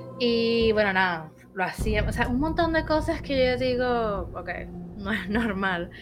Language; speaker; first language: Spanish; native; Spanish